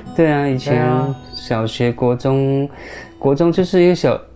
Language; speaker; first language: Chinese; non-native, local second language; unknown